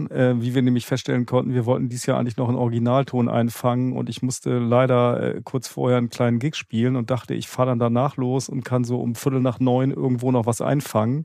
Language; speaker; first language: German; native; German